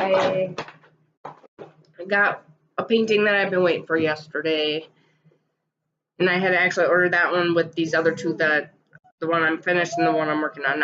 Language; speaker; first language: English; native; English